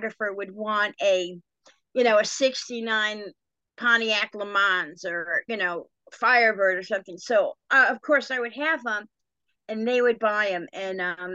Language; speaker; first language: English; native; English